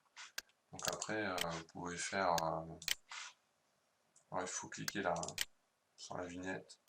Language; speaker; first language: French; native; French